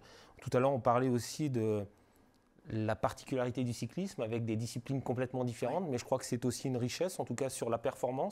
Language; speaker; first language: French; native; French